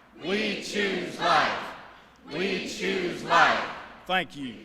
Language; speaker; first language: English; native; English